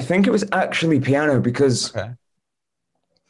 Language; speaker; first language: English; native; English